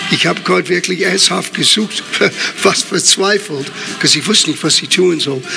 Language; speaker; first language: German; non-native, fluent; English